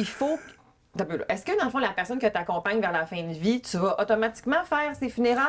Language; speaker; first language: French; native; French